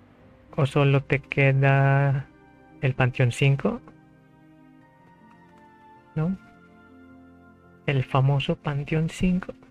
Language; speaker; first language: Spanish; non-native, fluent; Filipino